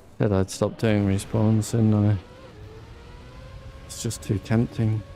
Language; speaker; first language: English; native; English